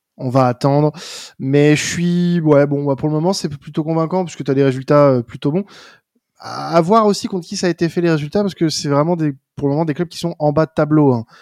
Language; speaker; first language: French; native; French